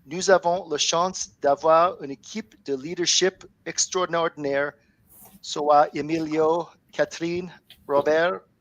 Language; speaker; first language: French; non-native, learner; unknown